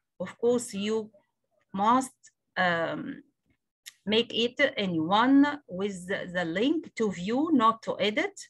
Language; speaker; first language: English; non-native, local second language; Arabic